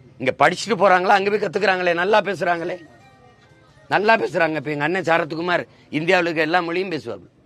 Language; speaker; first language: Tamil; native; Tamil